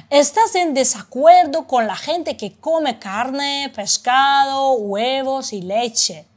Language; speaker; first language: Spanish; non-native, fluent; Uzbek